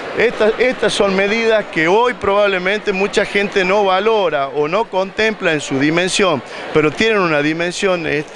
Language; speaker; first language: Spanish; native; Spanish